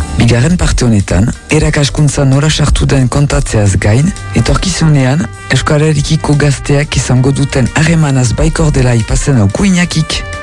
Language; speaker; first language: Basque; native; Basque